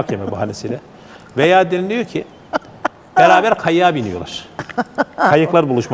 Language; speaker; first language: Turkish; native; Turkish